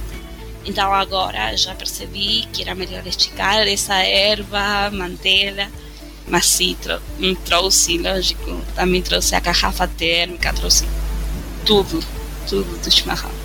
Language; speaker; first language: Portuguese; non-native, fluent; Spanish